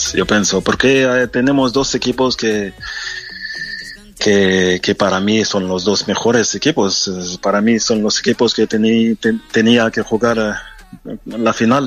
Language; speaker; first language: Spanish; non-native, fluent; French